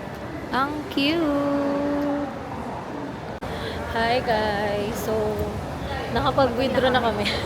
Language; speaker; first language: Filipino; native; Filipino